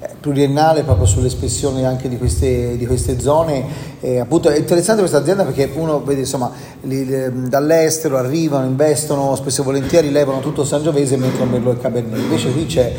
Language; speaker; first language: Italian; native; Italian